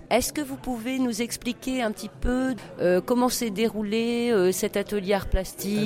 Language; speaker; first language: French; native; French